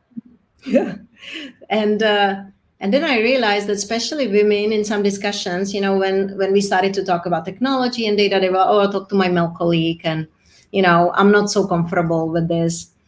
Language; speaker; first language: English; non-native, fluent; Czech